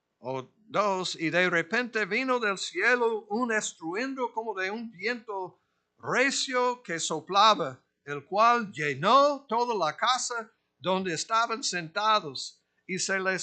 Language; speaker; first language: Spanish; non-native, fluent; English